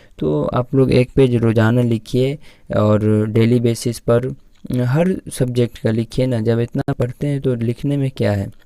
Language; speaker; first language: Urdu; native; Urdu